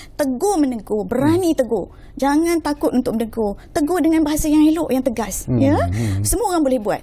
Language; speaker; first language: Malay; native; Malay